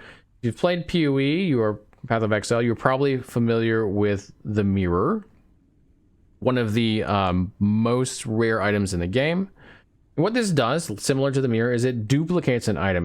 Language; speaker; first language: English; native; English